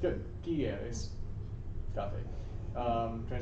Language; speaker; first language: Spanish; non-native, fluent; English